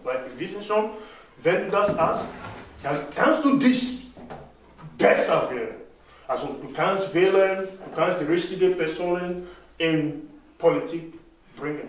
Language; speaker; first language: German; non-native, fluent; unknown